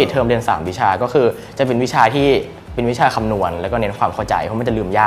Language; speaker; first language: Thai; native; Thai